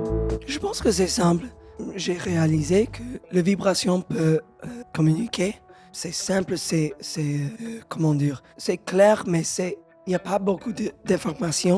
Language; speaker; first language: French; non-native, learner; English